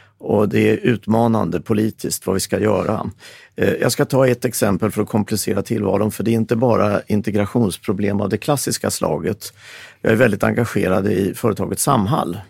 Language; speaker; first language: Swedish; native; Swedish